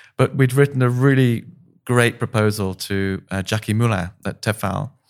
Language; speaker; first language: English; native; English